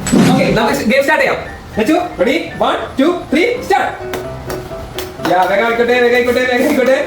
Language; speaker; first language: Malayalam; native; Malayalam